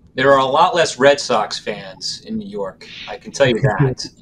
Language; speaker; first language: English; native; English